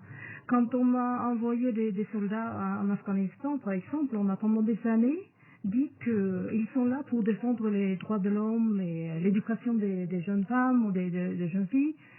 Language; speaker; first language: French; non-native, fluent; Norwegian